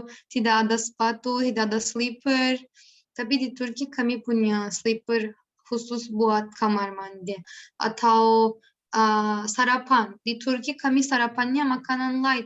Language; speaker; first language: Indonesian; non-native, learner; Turkish